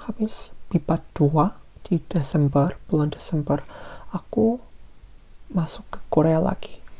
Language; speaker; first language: Indonesian; non-native, fluent; Korean